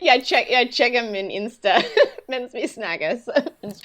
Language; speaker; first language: Danish; non-native, learner; English